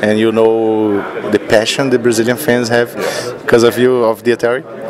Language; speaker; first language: English; non-native, fluent; Portuguese